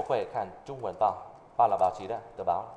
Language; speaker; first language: Chinese; non-native, fluent; Vietnamese